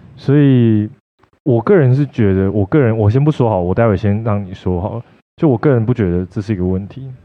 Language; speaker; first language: Chinese; native; Chinese